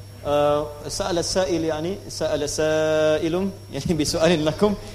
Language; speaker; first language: Arabic; non-native, fluent; Indonesian